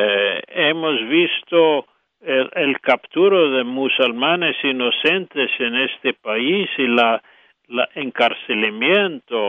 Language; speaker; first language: Spanish; non-native, fluent; English